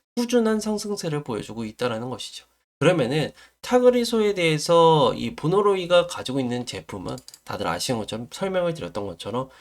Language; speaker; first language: Korean; native; Korean